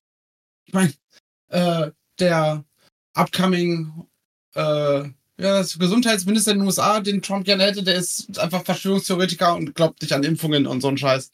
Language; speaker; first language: German; native; German